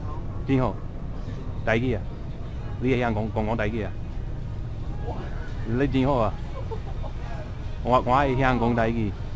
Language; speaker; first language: Chinese; non-native, fluent; English